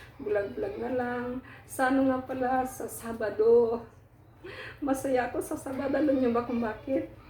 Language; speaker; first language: Filipino; non-native, local second language; Waray